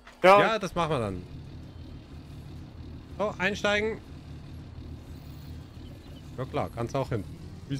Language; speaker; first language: German; native; German